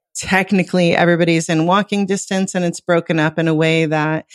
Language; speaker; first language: English; native; English